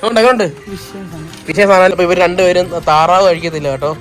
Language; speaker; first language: Malayalam; native; Malayalam